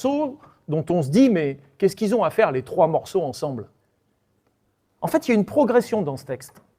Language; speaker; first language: French; native; French